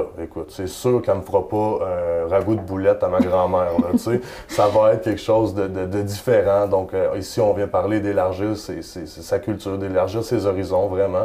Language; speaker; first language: French; native; French